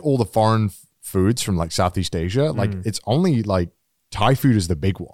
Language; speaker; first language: English; native; English